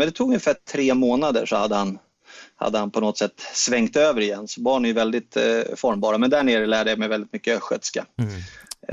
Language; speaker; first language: Swedish; native; Swedish